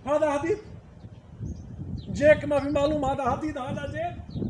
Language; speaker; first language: Arabic; non-native, learner; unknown